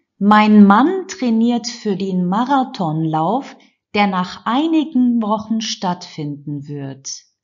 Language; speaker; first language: German; non-native, fluent; Turkish